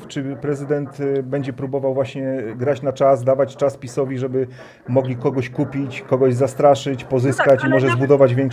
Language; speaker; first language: Polish; native; Polish